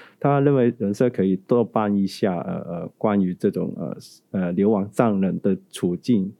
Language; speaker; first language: Chinese; native; Chinese